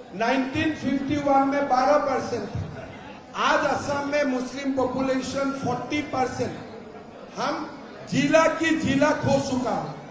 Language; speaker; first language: Hindi; non-native, local second language; Assamese